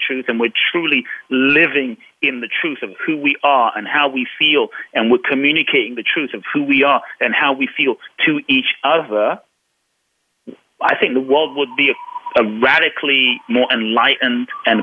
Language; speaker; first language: English; native; English